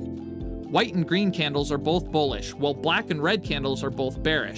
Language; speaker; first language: English; native; English